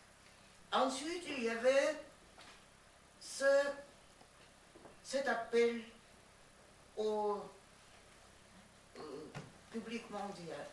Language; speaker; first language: French; non-native, fluent; Russian